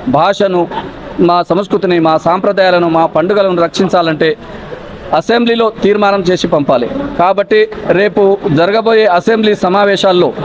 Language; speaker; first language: Telugu; non-native, local second language; Lambadi